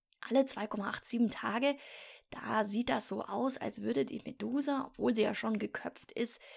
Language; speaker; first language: German; native; German